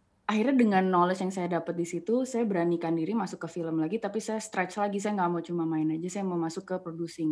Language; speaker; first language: Indonesian; native; Indonesian